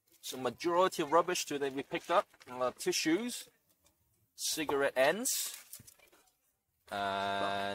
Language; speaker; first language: English; non-native, local second language; Cantonese